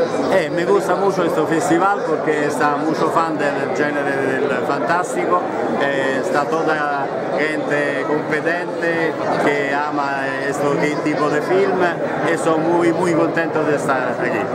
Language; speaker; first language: Spanish; non-native, learner; Italian